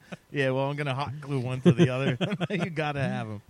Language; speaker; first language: English; native; English